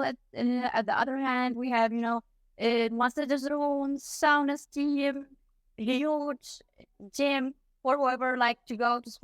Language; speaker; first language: English; non-native, fluent; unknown